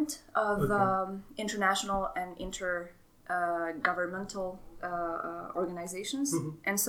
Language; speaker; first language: English; non-native, fluent; Arabic